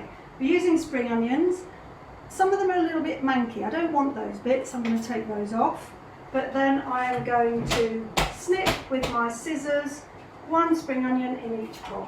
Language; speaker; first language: English; native; English